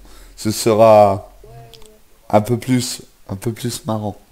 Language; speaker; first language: French; native; French